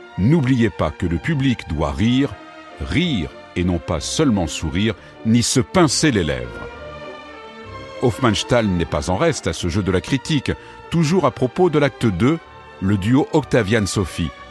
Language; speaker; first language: French; native; French